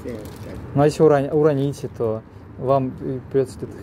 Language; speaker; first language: Russian; native; Russian